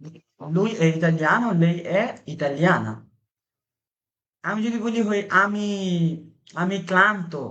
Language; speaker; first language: Italian; non-native, fluent; Bangla